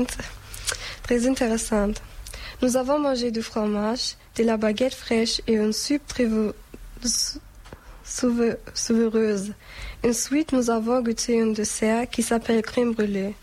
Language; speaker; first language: French; non-native, learner; German